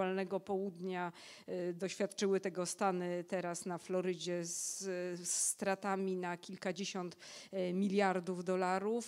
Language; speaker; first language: Polish; native; Polish